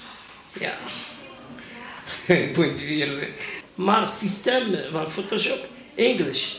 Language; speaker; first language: Dutch; non-native, learner; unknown